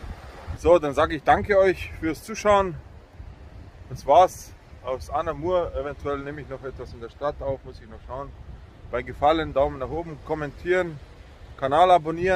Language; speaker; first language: German; early bilingual, other home language; Bosnian